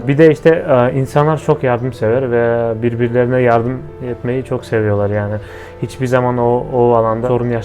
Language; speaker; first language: Turkish; non-native, fluent; Kyrgyz